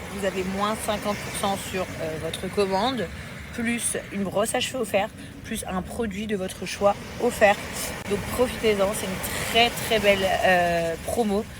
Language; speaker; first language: French; early bilingual, other home language; English